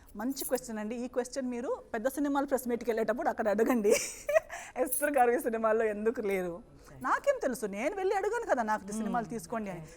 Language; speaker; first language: Telugu; non-native, fluent; Konkani